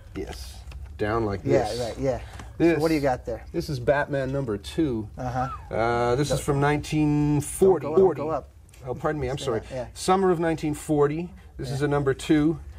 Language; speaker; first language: English; native; English